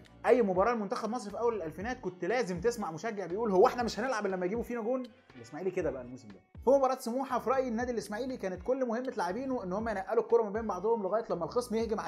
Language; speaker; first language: Arabic; native; Arabic